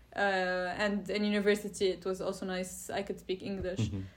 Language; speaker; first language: English; non-native, fluent; Arabic